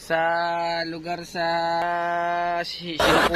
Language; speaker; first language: Filipino; non-native, local second language; Cebuano